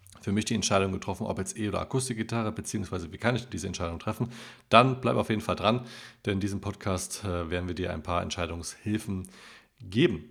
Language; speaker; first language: German; native; German